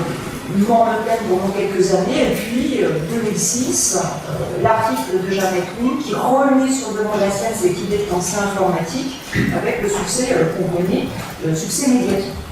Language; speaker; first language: French; native; French